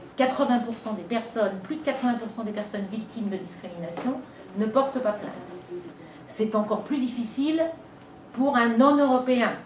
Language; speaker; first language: French; native; French